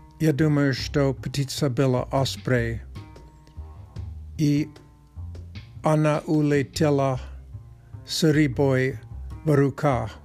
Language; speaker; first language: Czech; non-native, learner; Russian